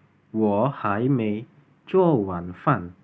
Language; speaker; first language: Chinese; non-native, learner; Indonesian